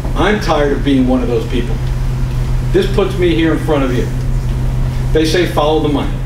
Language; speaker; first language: English; native; English